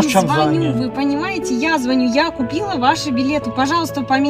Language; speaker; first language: Russian; native; Russian